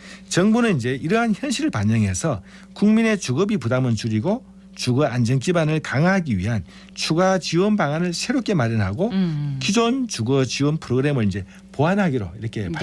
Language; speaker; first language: Korean; native; Korean